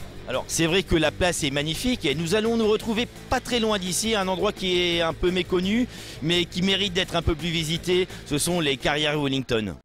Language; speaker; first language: French; native; French